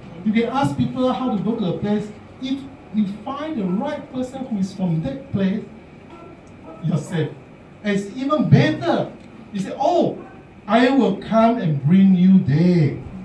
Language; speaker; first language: English; non-native, local second language; Min Nan Chinese